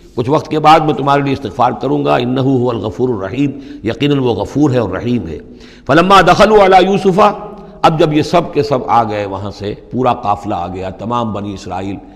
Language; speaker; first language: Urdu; non-native, local second language; Punjabi